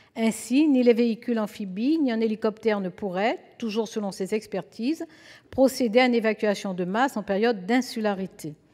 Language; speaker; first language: French; native; French